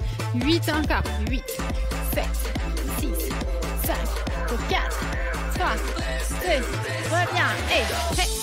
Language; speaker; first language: French; native; French